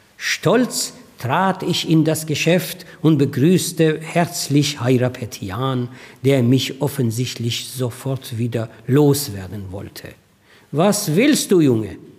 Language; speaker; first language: German; non-native, fluent; Persian